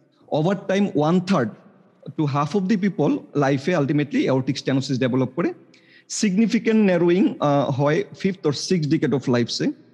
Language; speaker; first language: English; non-native, local second language; Bangla